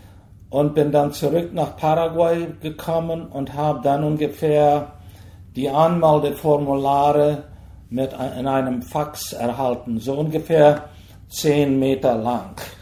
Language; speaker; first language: German; early bilingual, heritage; German